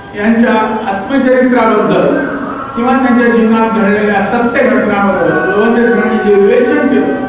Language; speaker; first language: Marathi; native; Marathi